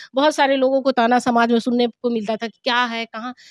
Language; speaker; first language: Hindi; native; Hindi